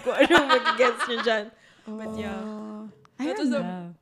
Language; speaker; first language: English; non-native, local second language; Filipino